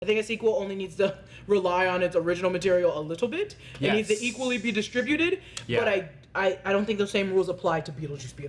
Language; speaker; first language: English; native; English